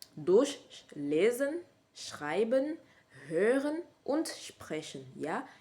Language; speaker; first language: German; non-native, learner; French